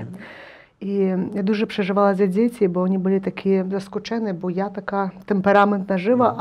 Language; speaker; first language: Polish; non-native, learner; Ukrainian